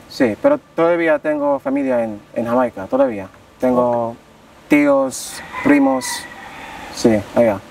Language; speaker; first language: Spanish; non-native, learner; English